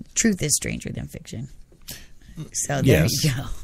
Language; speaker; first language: English; native; English